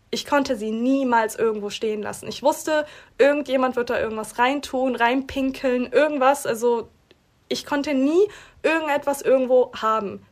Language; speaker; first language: German; early bilingual, other home language; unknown